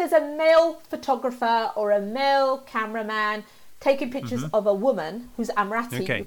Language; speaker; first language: English; native; English